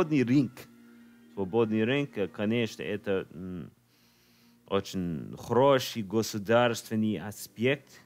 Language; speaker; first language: Russian; non-native, learner; English